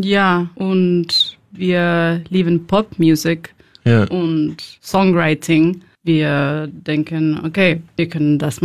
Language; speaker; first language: German; non-native, learner; Spanish